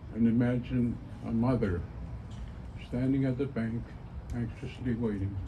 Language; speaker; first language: English; native; English